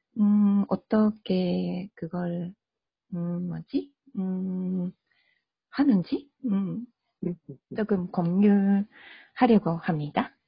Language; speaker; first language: Korean; non-native, learner; Japanese